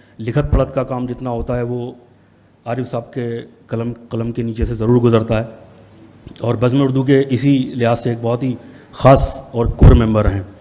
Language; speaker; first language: Urdu; native; Urdu